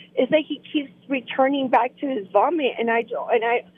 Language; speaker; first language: English; non-native, fluent; Spanish